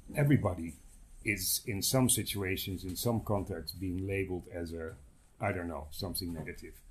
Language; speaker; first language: English; non-native, fluent; Dutch